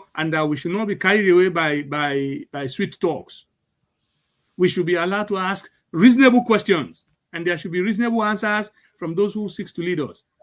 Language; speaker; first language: English; non-native, local second language; Yoruba